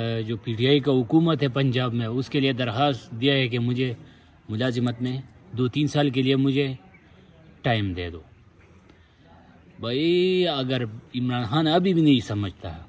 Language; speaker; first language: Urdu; non-native, local second language; Pashto